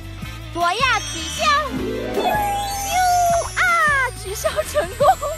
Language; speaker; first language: Chinese; native; Chinese